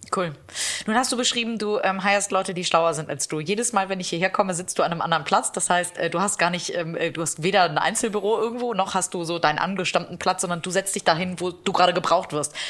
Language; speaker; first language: German; native; German